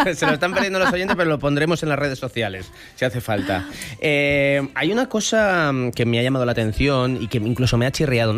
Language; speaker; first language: Spanish; native; Spanish